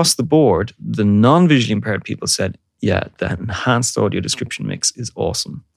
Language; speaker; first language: English; native; English